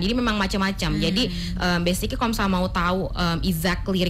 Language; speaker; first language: Indonesian; native; Indonesian